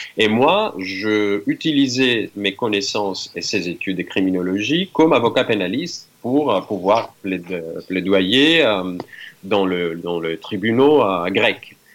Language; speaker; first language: French; non-native, fluent; Greek